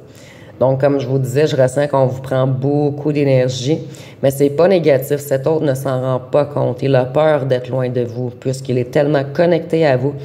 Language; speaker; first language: French; native; French